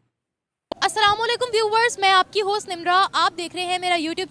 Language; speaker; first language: Hindi; native; Hindi